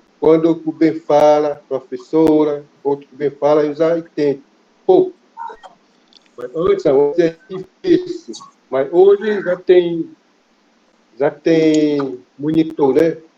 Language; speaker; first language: Portuguese; non-native, local second language; Kayapó